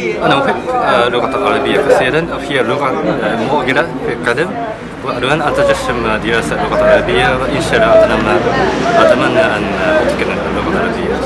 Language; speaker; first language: Arabic; non-native, learner; Japanese